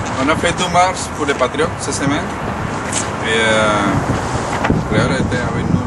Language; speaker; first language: French; non-native, learner; Spanish